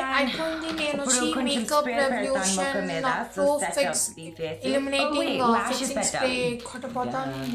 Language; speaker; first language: Telugu; native; Telugu